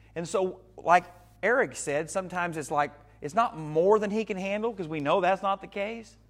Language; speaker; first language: English; native; English